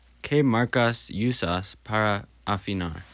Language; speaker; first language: Spanish; non-native, learner; English